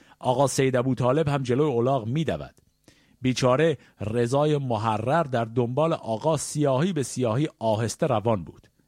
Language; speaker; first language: Persian; native; Persian